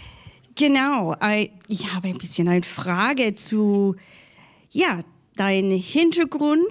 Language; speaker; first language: German; non-native, fluent; English